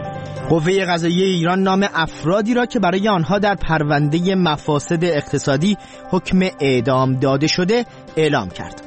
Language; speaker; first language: Persian; native; Persian